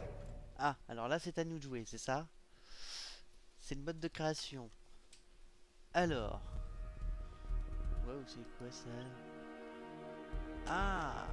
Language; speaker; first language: French; native; French